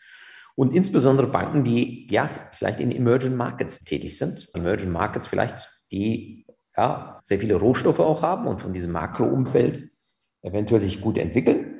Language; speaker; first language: German; native; German